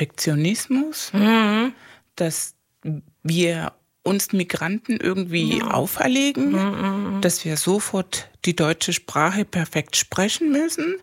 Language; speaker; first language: German; non-native, fluent; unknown